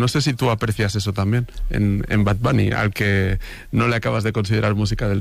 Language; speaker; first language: Spanish; native; Spanish